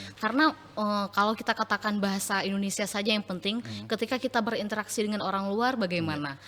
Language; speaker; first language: Indonesian; non-native, local second language; Achinese